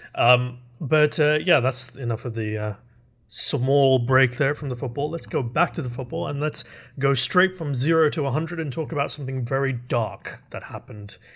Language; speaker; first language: English; early bilingual, other home language; Urdu